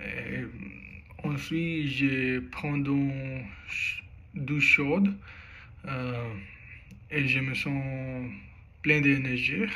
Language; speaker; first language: French; non-native, learner; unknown